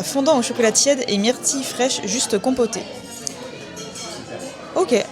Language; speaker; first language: French; native; French